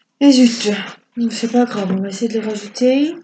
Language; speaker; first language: French; native; French